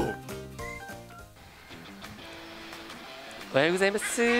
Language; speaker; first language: Japanese; native; Japanese